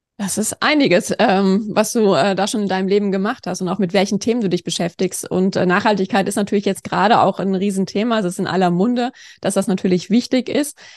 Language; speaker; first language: German; native; German